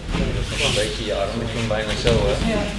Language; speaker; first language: Dutch; native; Dutch